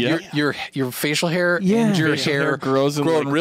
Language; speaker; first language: English; native; English